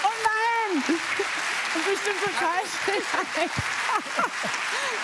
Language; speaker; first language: German; native; German